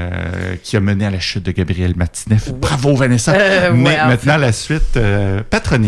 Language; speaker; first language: French; native; French